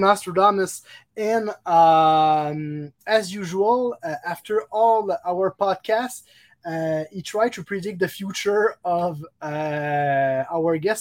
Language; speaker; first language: English; non-native, local second language; French